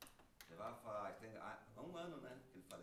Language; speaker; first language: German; non-native, learner; Portuguese